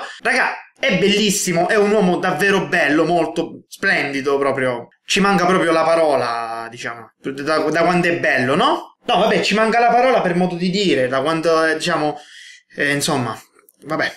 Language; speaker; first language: Italian; native; Italian